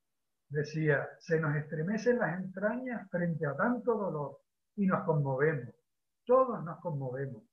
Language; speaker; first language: Spanish; native; Spanish